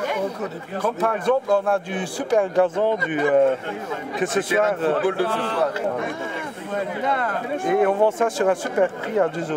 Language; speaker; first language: French; non-native, local second language; Luxembourgish